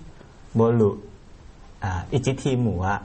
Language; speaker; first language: Japanese; non-native, learner; Thai